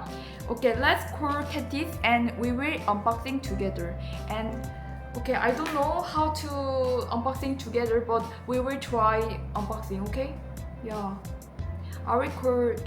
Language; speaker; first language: English; non-native, learner; Korean